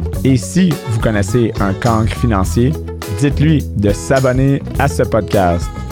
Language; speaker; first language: French; native; French